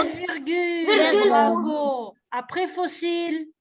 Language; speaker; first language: French; native; French